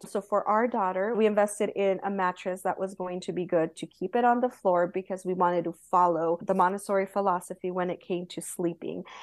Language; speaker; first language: English; early bilingual, other home language; Spanish